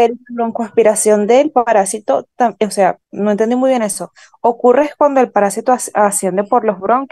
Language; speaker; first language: Spanish; native; Spanish